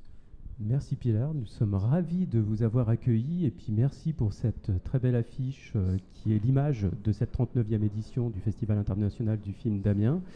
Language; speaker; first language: French; native; French